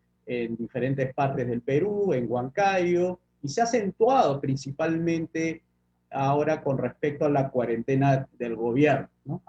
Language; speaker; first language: Spanish; native; Spanish